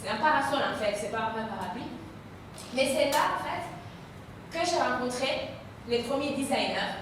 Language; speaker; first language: French; non-native, fluent; Romanian